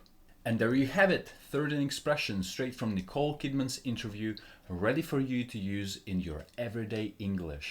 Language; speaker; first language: English; non-native, fluent; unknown